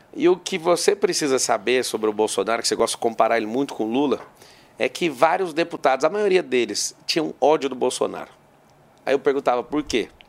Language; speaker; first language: Portuguese; native; Portuguese